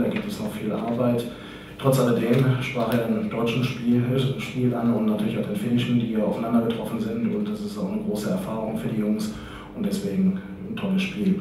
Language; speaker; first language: German; native; German